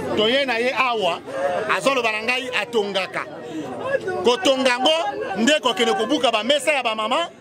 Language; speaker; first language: Lingala; native; Lingala